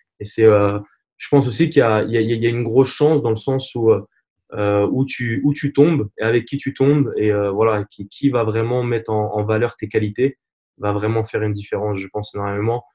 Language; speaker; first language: French; native; French